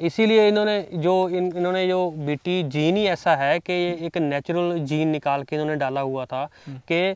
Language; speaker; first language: Hindi; non-native, local second language; Punjabi